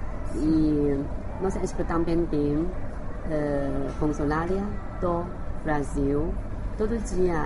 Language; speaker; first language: Portuguese; non-native, learner; Chinese